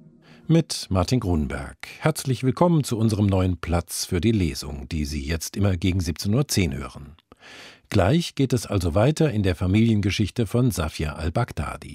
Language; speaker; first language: German; native; German